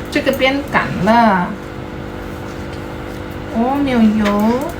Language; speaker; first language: Chinese; non-native, fluent; Indonesian